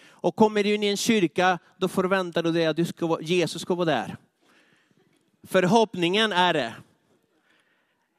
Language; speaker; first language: Swedish; non-native, fluent; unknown